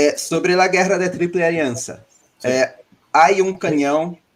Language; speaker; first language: Spanish; non-native, learner; Portuguese